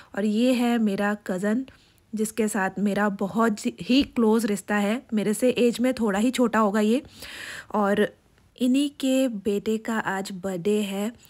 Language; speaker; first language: Hindi; non-native, local second language; Bangla